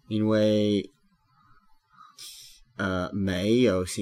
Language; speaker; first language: Chinese; non-native, learner; English